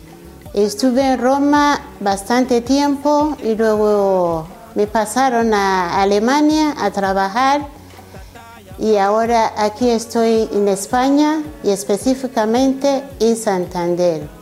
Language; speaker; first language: Spanish; non-native, fluent; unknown